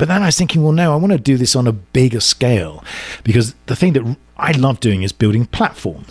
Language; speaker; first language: English; native; English